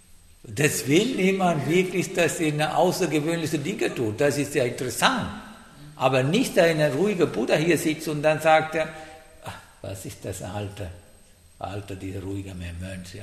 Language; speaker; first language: German; non-native, fluent; Sinhala